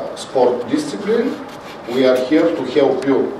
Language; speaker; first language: English; non-native, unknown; Bulgarian